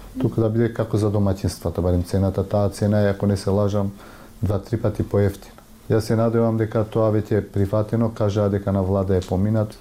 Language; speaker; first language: Macedonian; non-native, local second language; Albanian